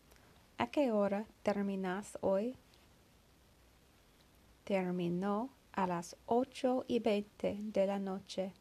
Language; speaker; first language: Spanish; non-native, learner; English